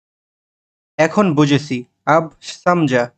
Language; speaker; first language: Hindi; non-native, learner; Bangla